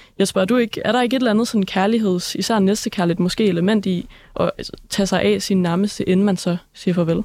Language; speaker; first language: Danish; native; Danish